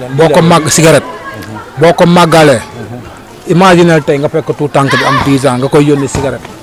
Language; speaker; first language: Wolof; native; Wolof